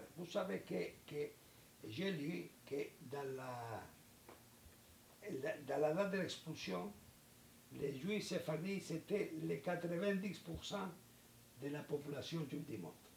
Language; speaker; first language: French; non-native, learner; Spanish